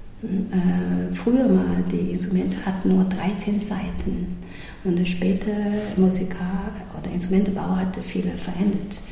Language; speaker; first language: German; non-native, learner; Chinese